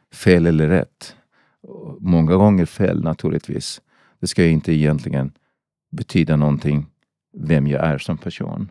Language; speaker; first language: Swedish; non-native, fluent; Persian